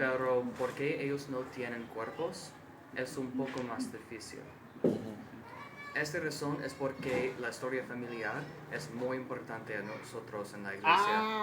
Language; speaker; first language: Spanish; non-native, learner; English